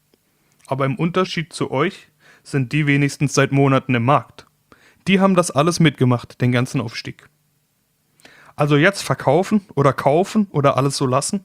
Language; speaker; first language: German; native; German